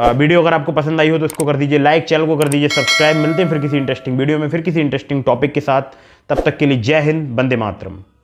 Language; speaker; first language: Hindi; native; Hindi